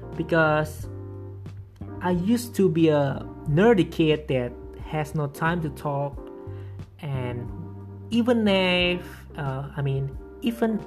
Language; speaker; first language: English; non-native, fluent; Indonesian